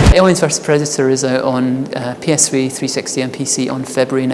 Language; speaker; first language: English; native; English